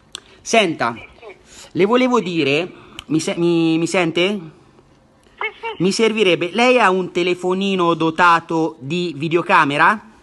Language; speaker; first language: Italian; native; Italian